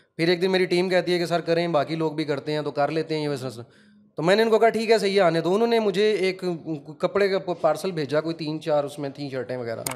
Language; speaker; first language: Urdu; non-native, local second language; Punjabi